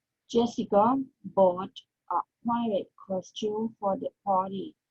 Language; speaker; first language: English; non-native, fluent; Thai